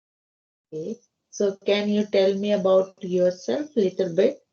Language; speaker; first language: English; non-native, learner; Hindi